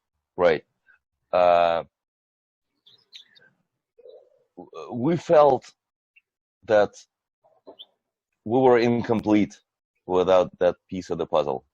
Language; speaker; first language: English; non-native, fluent; Russian